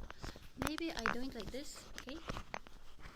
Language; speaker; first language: English; non-native, learner; Polish